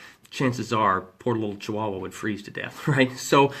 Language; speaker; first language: English; native; English